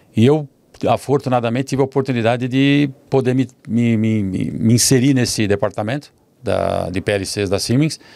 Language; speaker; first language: Portuguese; early bilingual, other home language; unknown